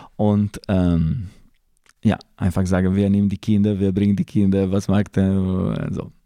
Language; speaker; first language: German; non-native, fluent; Italian